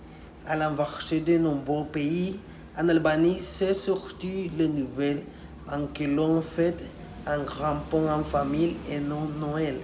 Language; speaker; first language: French; non-native, learner; Spanish